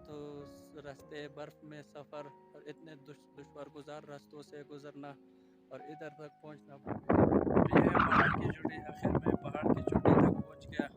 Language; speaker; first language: Hindi; non-native, local second language; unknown